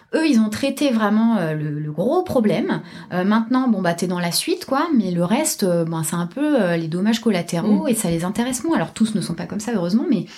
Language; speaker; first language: French; native; French